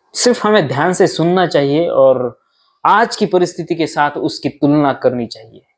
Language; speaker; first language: Hindi; non-native, local second language; Marathi